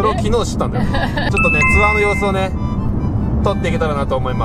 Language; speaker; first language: Japanese; native; Japanese